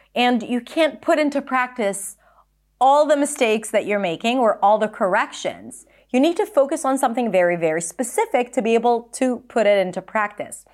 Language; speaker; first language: English; non-native, fluent; Hebrew